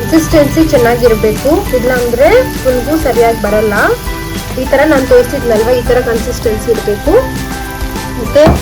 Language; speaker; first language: Kannada; non-native, local second language; Telugu